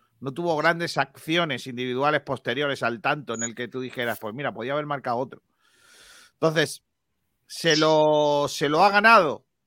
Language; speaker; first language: Spanish; native; Spanish